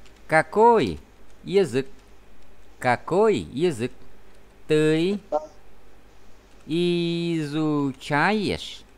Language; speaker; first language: Russian; non-native, fluent; Vietnamese